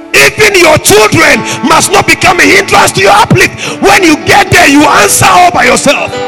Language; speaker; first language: English; non-native, local second language; Ewe